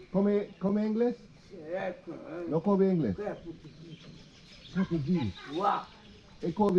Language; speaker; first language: Portuguese; non-native, learner; English